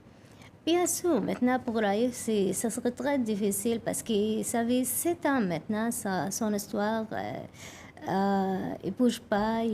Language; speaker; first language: French; non-native, learner; Arabic